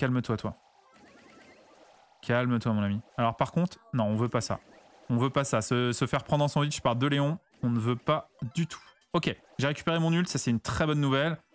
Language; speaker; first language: French; native; French